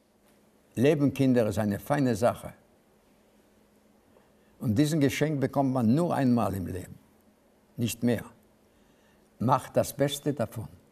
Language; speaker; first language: German; non-native, fluent; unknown